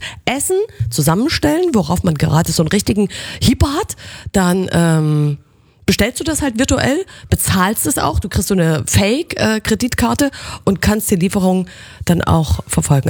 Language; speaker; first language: German; native; German